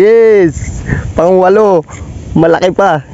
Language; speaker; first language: Filipino; native; Filipino